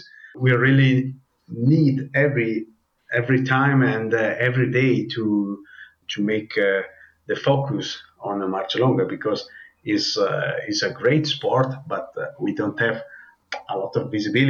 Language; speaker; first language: English; non-native, learner; Italian